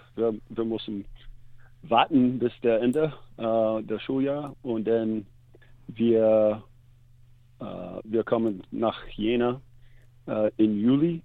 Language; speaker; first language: German; non-native, fluent; English